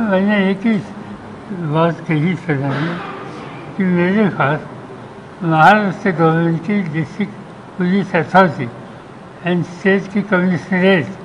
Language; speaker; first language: Hindi; non-native, local second language; Marathi